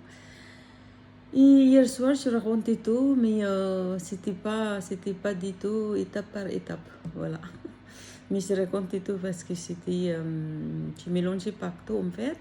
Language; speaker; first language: French; non-native, learner; Filipino